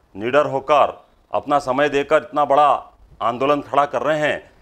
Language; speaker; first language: Hindi; native; Hindi